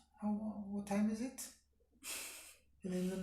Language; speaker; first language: English; non-native, learner; Sundanese